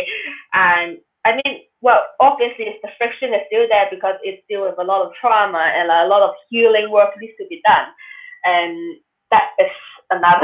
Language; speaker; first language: English; non-native, local second language; Cantonese